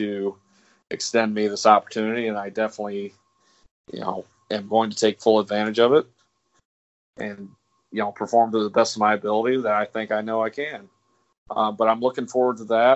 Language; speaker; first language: English; native; English